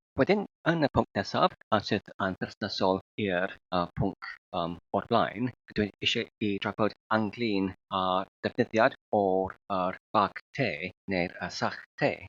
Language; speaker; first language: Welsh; non-native, learner; Filipino